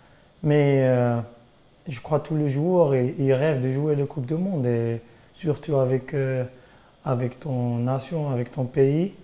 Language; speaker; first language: French; non-native, fluent; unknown